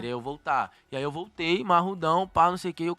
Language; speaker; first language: Portuguese; native; Portuguese